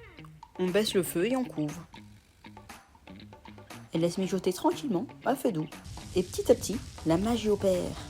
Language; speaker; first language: French; native; French